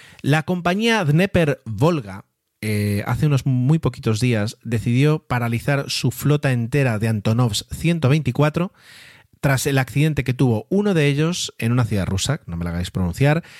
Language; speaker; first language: Spanish; native; Spanish